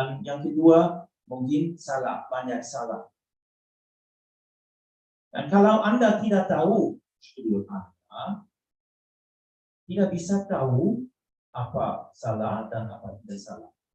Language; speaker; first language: Indonesian; non-native, learner; German